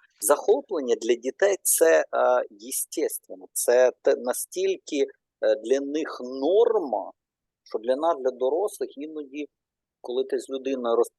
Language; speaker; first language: Ukrainian; non-native, local second language; Russian